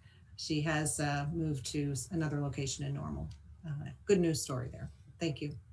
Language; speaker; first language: English; native; English